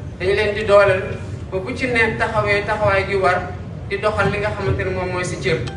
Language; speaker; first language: Wolof; non-native, local second language; Serer